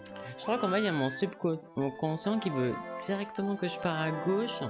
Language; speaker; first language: French; native; French